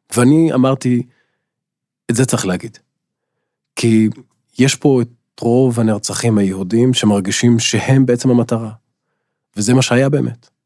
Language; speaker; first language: Hebrew; non-native, local second language; Arabic